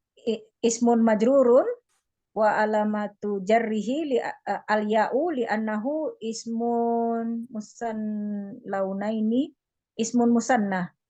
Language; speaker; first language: Arabic; non-native, learner; Indonesian